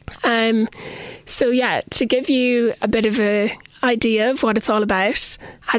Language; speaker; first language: English; native; English